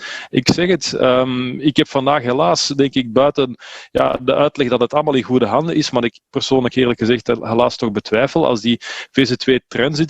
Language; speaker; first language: Dutch; native; Dutch